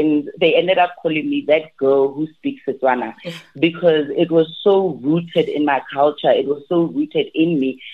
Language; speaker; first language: English; non-native, local second language; Tswana